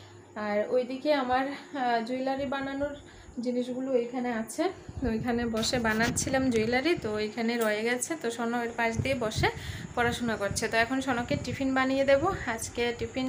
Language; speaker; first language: Bangla; native; Bangla